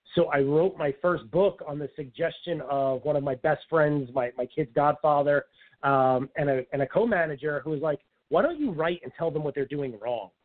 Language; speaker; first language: English; native; English